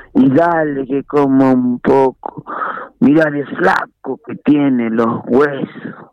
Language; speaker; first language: Spanish; native; Spanish